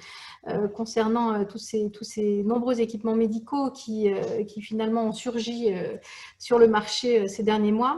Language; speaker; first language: French; native; French